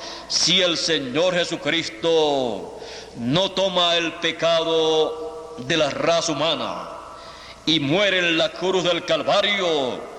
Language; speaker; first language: Spanish; native; Spanish